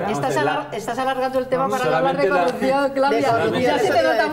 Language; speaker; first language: Spanish; native; Spanish